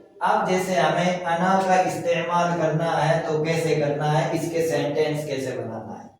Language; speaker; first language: Urdu; native; Urdu